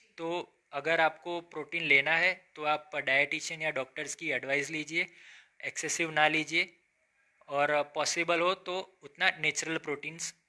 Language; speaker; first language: Hindi; non-native, local second language; Gujarati